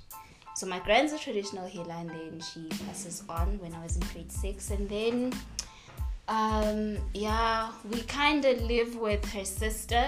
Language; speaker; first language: English; non-native, local second language; Zulu